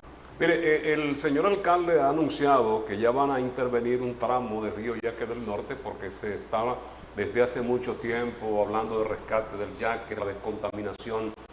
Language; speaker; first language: Spanish; native; Spanish